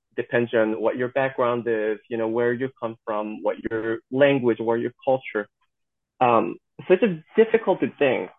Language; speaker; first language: English; non-native, fluent; Korean